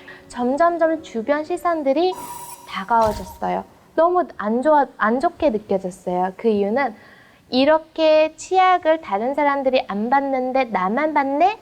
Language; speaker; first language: Korean; non-native, fluent; Mongolian